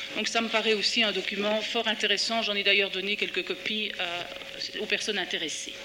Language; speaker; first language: French; native; French